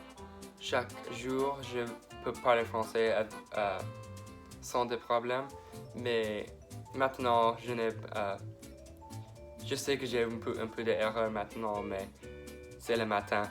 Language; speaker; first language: French; non-native, learner; English